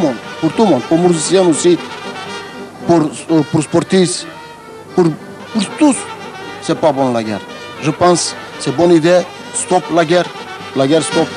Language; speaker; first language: French; non-native, learner; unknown